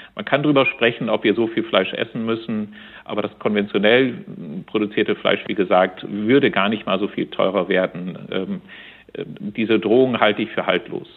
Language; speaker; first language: German; native; German